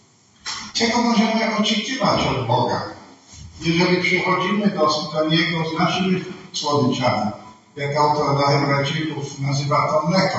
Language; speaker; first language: Polish; non-native, fluent; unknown